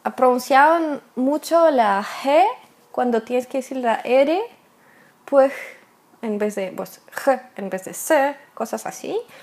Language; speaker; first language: Spanish; non-native, fluent; Russian